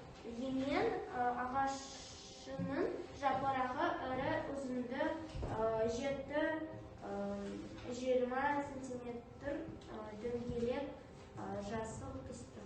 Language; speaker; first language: Kazakh; non-native, local second language; Russian